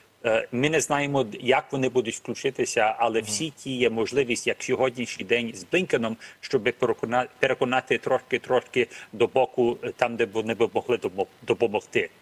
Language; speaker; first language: Ukrainian; early bilingual, heritage; Ukrainian